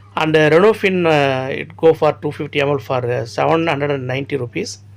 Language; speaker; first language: English; non-native, local second language; Tamil